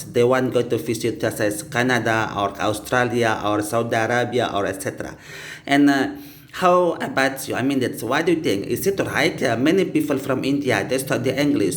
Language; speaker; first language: English; non-native, learner; Indonesian